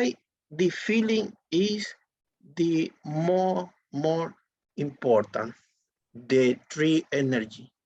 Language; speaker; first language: English; non-native, learner; Spanish